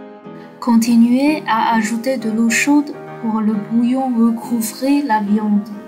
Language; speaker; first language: French; non-native, fluent; Chinese